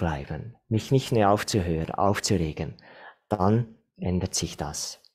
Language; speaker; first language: German; non-native, fluent; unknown